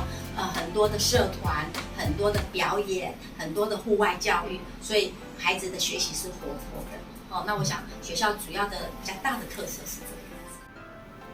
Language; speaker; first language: Chinese; non-native, local second language; Min Nan Chinese